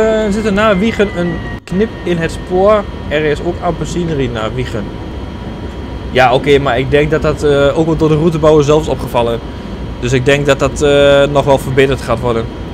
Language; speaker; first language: Dutch; native; Dutch